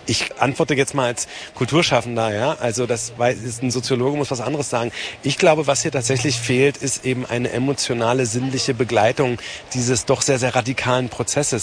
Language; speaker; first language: German; native; German